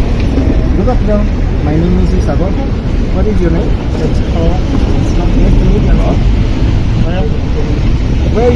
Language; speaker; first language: English; non-native, learner; Spanish